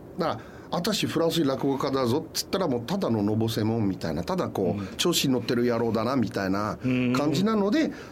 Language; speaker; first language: Japanese; non-native, fluent; French